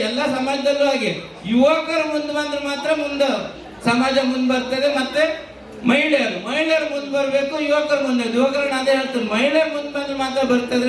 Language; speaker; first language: Kannada; native; Kannada